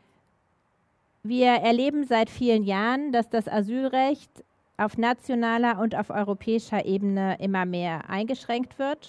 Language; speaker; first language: German; native; German